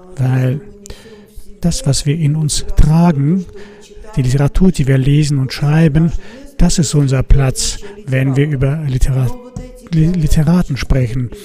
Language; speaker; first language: German; non-native, fluent; Russian